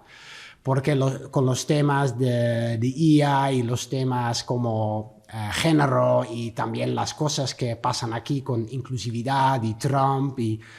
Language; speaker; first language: Spanish; non-native, learner; Dutch